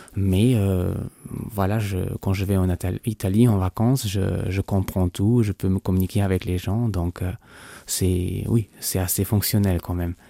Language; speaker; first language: French; non-native, local second language; Luxembourgish